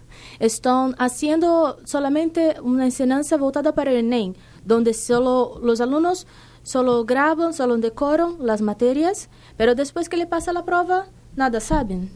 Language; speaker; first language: Spanish; non-native, fluent; Portuguese